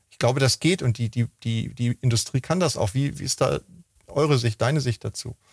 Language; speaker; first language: German; native; German